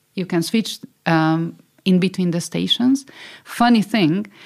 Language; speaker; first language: English; non-native, fluent; Hungarian